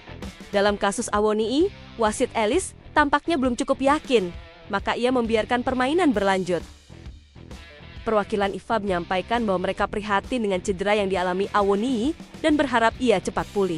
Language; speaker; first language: Indonesian; native; Indonesian